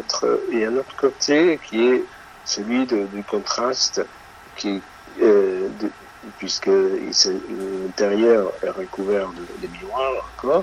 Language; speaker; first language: French; non-native, fluent; Spanish